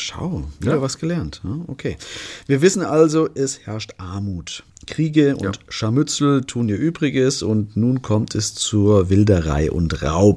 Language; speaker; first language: German; native; German